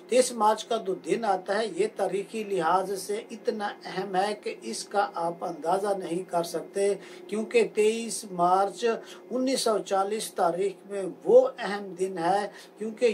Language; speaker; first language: Urdu; native; Urdu